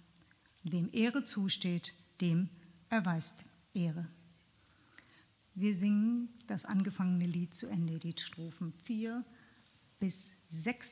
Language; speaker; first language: German; native; German